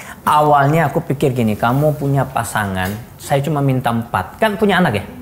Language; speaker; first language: Indonesian; non-native, fluent; Korean